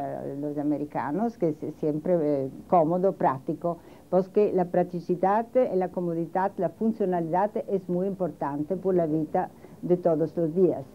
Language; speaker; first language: Spanish; non-native, learner; Italian